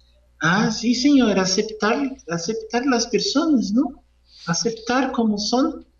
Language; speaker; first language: Spanish; non-native, fluent; Portuguese